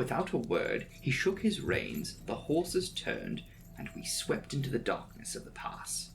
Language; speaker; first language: English; native; English